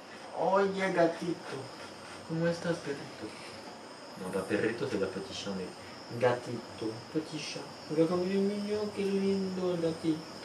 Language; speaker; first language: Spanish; non-native, learner; French